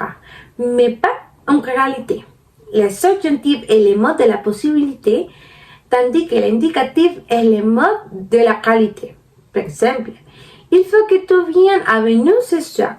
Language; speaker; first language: French; non-native, learner; Spanish